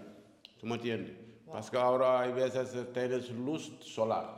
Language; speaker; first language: Spanish; non-native, learner; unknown